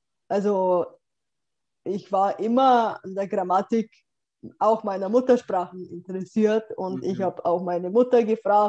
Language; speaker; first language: German; non-native, fluent; Bulgarian